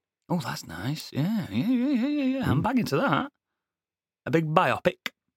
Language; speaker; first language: English; native; English